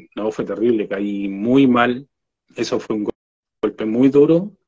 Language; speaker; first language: Spanish; native; Spanish